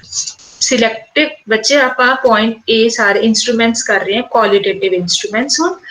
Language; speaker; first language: Hindi; non-native, local second language; Punjabi